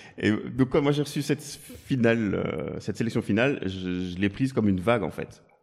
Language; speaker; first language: French; native; French